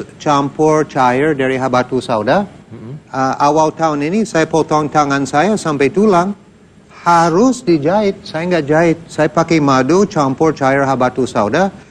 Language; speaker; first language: Indonesian; non-native, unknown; English